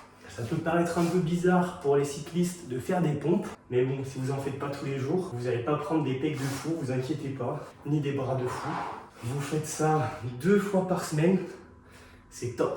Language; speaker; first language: French; native; French